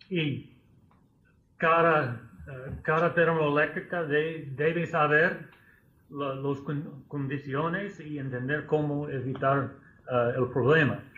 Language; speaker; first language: Spanish; non-native, fluent; English